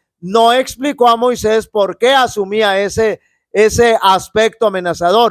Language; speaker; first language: Spanish; native; Spanish